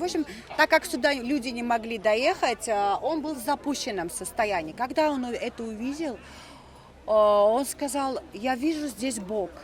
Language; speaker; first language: Russian; non-native, local second language; Armenian